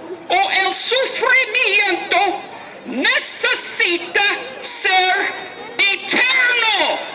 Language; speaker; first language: Spanish; non-native, learner; English